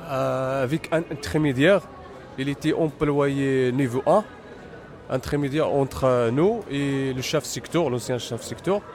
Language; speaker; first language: French; non-native, learner; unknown